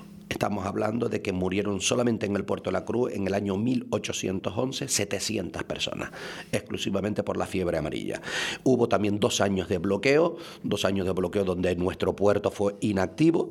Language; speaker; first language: Spanish; native; Spanish